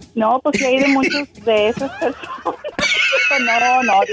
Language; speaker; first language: Spanish; native; Spanish